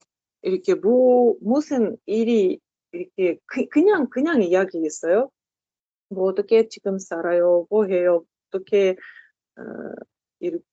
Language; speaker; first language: Korean; non-native, learner; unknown